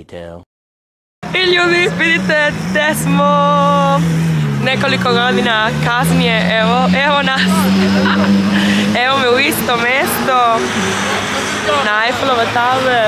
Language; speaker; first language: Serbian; early bilingual, heritage; Serbian